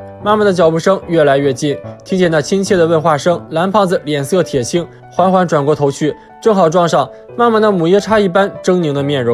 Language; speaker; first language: Chinese; native; Chinese